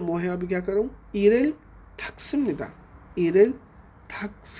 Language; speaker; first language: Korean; non-native, fluent; Urdu